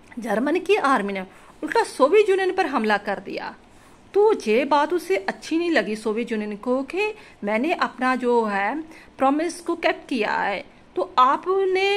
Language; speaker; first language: Hindi; non-native, local second language; Punjabi